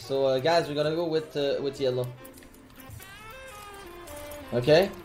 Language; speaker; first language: English; non-native, fluent; French